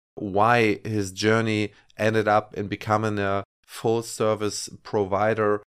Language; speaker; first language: English; non-native, fluent; German